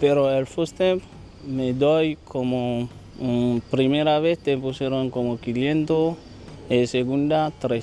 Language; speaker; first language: Spanish; non-native, learner; Haitian Creole